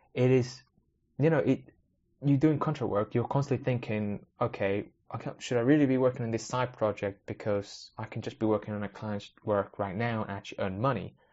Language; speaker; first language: English; early bilingual, other home language; Spanish